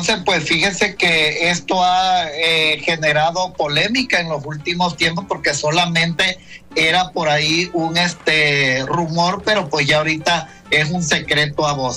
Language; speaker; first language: Spanish; native; Spanish